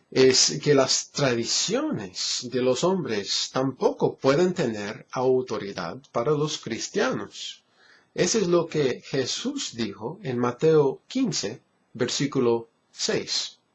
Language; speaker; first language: Spanish; non-native, fluent; English